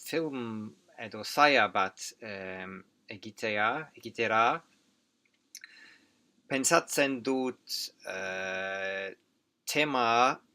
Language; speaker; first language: Basque; non-native, learner; English